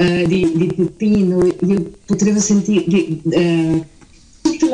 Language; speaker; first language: Italian; early bilingual, heritage; Portuguese